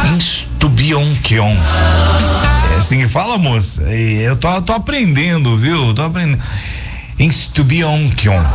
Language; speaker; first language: Portuguese; native; Portuguese